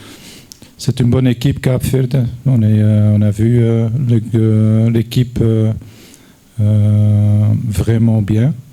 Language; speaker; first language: French; non-native, fluent; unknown